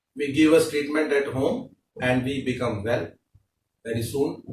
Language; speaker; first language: English; non-native, local second language; Hindi